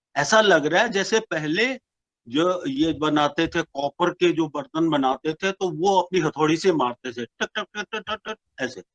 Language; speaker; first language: Hindi; non-native, local second language; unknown